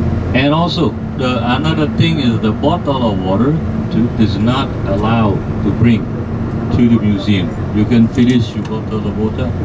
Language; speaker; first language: English; non-native, learner; Khmer